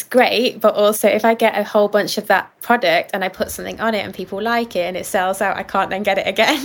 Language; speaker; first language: English; native; English